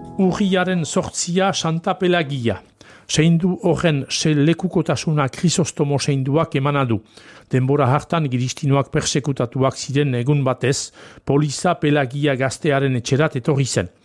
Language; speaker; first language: Basque; native; Basque